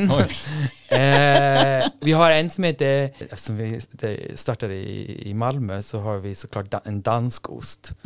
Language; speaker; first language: Swedish; non-native, fluent; Icelandic